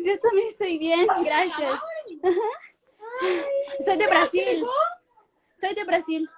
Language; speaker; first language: Spanish; non-native, learner; Portuguese